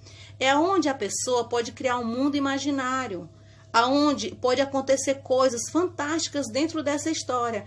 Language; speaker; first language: Portuguese; native; Portuguese